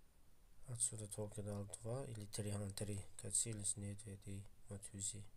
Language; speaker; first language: Russian; non-native, fluent; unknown